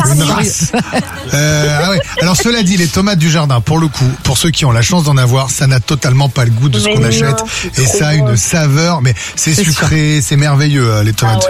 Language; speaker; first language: French; native; French